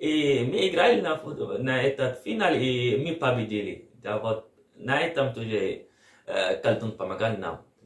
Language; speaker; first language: Russian; non-native, learner; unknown